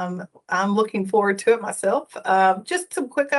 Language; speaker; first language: English; native; English